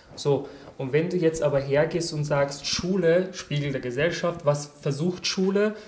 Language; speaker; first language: German; early bilingual, other home language; Turkish